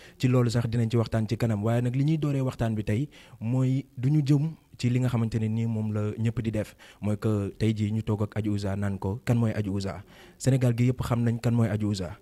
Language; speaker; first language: Wolof; native; Wolof